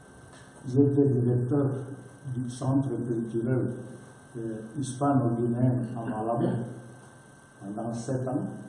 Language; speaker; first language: French; non-native, learner; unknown